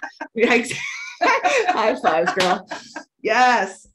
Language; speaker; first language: English; native; English